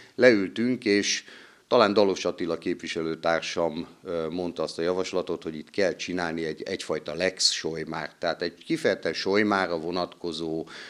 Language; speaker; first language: Hungarian; native; Hungarian